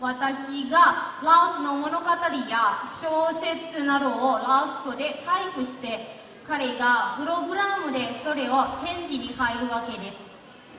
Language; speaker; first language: Japanese; non-native, learner; Lao